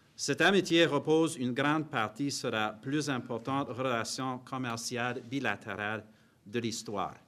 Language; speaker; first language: French; non-native, fluent; English